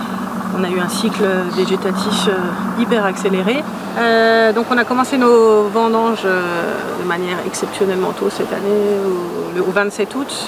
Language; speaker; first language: French; native; French